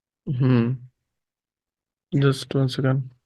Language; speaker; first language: English; non-native, local second language; Urdu